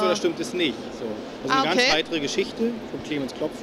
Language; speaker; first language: German; native; German